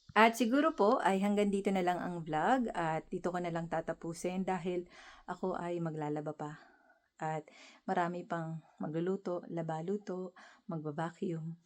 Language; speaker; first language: Filipino; native; Filipino